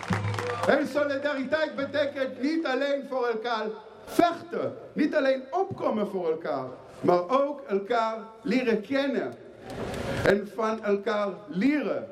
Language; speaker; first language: Dutch; non-native, fluent; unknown